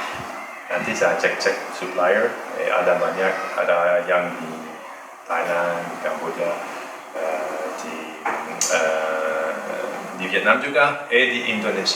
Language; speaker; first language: Indonesian; non-native, learner; Dutch